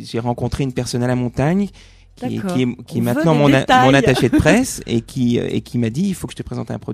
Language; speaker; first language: French; native; French